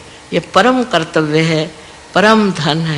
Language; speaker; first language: Hindi; non-native, local second language; Marathi